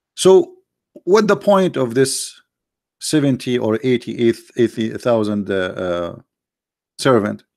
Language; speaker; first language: English; non-native, fluent; Arabic